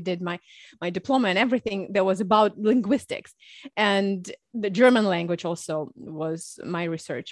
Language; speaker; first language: English; early bilingual, other home language; Russian